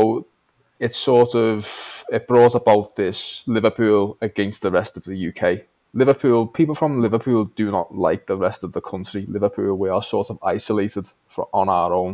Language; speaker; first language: English; native; English